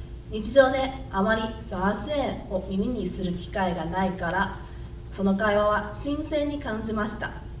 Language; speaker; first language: Japanese; non-native, fluent; Chinese